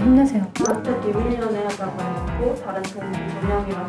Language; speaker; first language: Korean; native; Korean